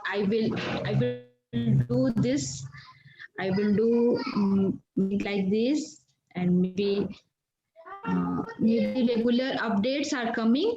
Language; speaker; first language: English; non-native, learner; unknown